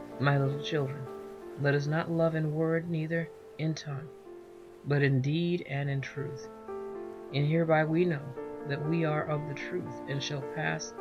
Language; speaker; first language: English; native; English